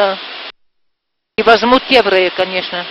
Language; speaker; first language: Russian; non-native, learner; French